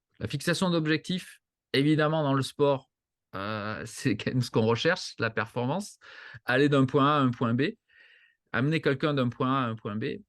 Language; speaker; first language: French; native; French